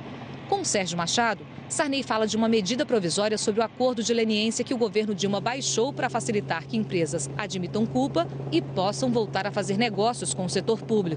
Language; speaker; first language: Portuguese; native; Portuguese